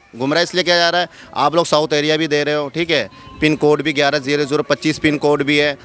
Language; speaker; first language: Hindi; native; Hindi